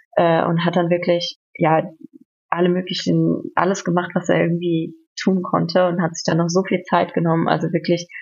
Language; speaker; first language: German; native; German